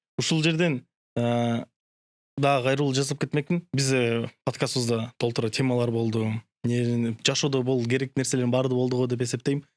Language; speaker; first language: Kyrgyz; non-native, local second language; Russian